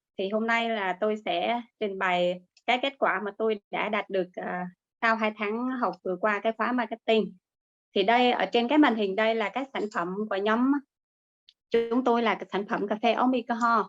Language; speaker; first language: Vietnamese; native; Vietnamese